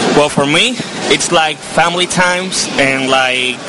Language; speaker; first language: English; non-native, fluent; Spanish